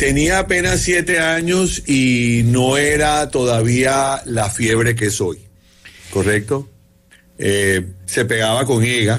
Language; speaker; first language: Spanish; native; Spanish